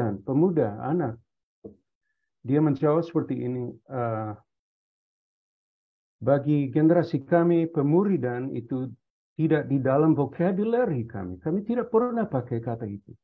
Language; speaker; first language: Indonesian; non-native, fluent; English